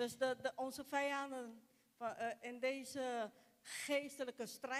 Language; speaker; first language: Dutch; non-native, local second language; Papiamento